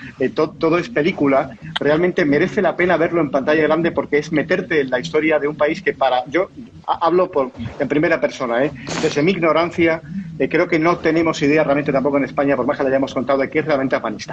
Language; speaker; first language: Spanish; native; Spanish